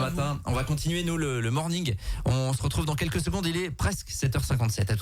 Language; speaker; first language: French; native; French